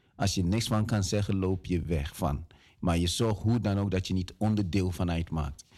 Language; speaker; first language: Dutch; early bilingual, other home language; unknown